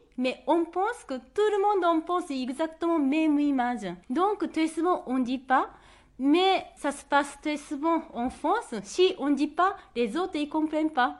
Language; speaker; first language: French; non-native, fluent; Japanese